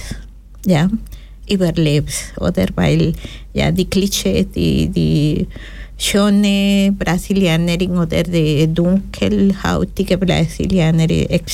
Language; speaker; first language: German; non-native, learner; Spanish